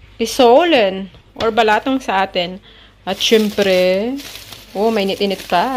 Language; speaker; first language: Filipino; native; Filipino